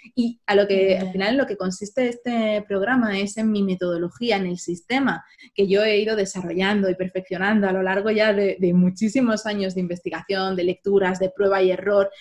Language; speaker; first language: Spanish; native; Spanish